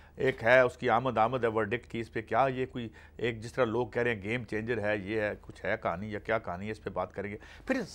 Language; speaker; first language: Urdu; non-native, local second language; Punjabi